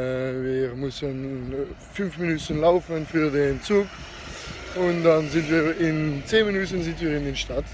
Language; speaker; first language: German; non-native, learner; Dutch